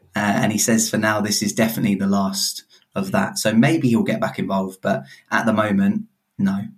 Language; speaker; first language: English; native; English